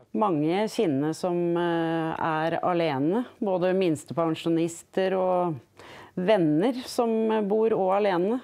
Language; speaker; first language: Norwegian; native; Norwegian